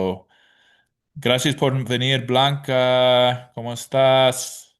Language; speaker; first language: Spanish; non-native, fluent; English